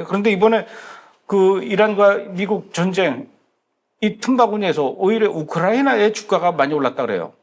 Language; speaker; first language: Korean; native; Korean